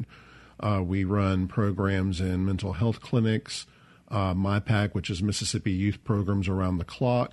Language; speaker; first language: English; native; English